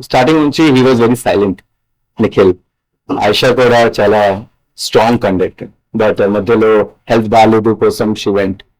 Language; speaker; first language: Telugu; non-native, learner; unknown